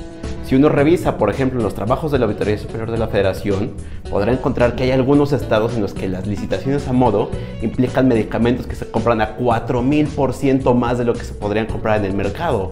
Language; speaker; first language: Spanish; native; Spanish